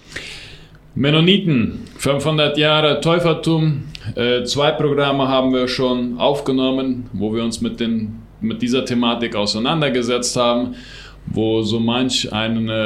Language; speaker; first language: German; non-native, local second language; Plautdietsch